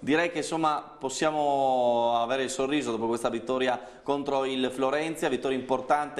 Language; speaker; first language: Italian; native; Italian